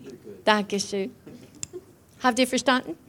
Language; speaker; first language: German; non-native, fluent; English